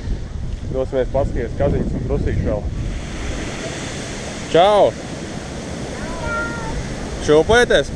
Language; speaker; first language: Latvian; native; Latvian